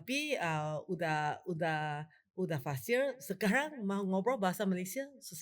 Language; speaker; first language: Indonesian; non-native, fluent; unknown